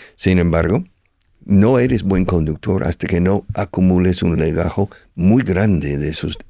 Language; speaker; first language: Spanish; non-native, fluent; English